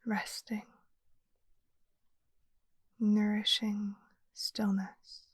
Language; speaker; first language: English; native; English